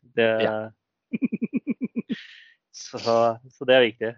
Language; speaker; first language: Norwegian; native; Norwegian